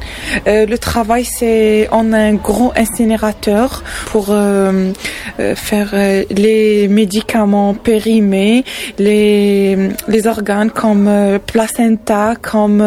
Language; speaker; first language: French; non-native, local second language; Arabic